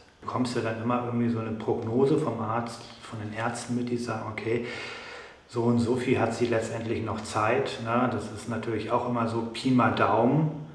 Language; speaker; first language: German; native; German